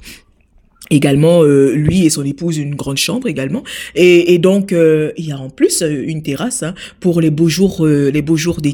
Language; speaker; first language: French; native; French